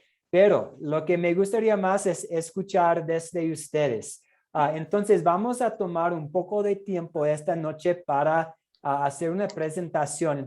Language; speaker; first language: Spanish; non-native, fluent; English